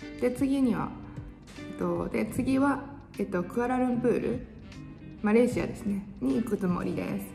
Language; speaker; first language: Japanese; native; Japanese